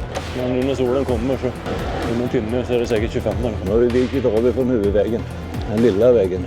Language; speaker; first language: Swedish; native; Swedish